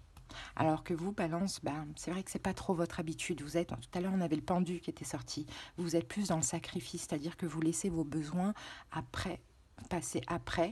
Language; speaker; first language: French; native; French